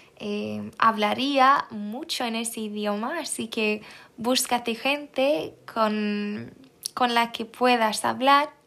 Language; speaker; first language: Spanish; non-native, fluent; Swedish